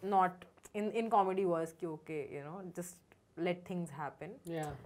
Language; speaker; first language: English; non-native, local second language; Hindi